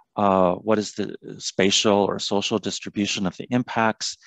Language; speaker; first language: English; native; English